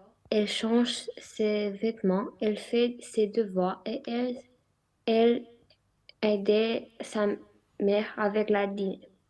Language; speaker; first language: French; non-native, learner; Romanian